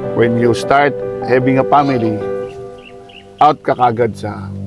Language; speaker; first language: Filipino; native; Filipino